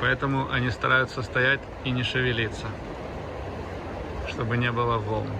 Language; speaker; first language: Russian; native; Russian